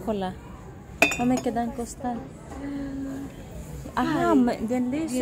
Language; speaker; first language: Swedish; non-native, learner; Filipino